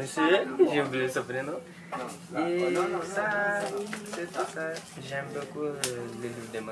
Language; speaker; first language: French; non-native, learner; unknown